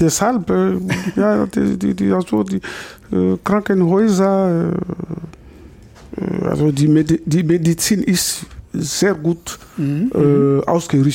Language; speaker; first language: German; non-native, fluent; Lingala